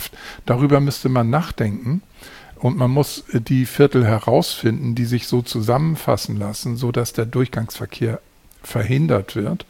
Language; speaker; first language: German; native; German